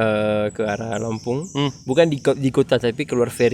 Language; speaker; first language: Indonesian; non-native, fluent; French